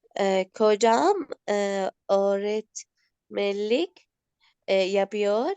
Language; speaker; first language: Turkish; non-native, learner; Arabic